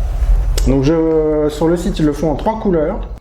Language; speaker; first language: French; native; French